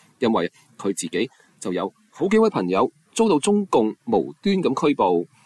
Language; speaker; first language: Chinese; non-native, local second language; Cantonese